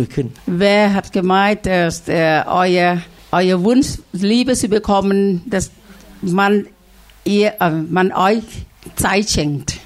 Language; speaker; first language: German; non-native, learner; Thai